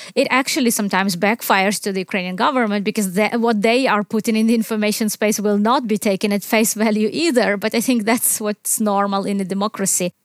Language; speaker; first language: English; non-native, fluent; Ukrainian